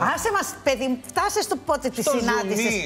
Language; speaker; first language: Greek; native; Greek